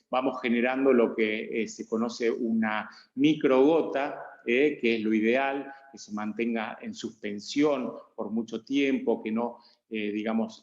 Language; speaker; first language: Spanish; native; Spanish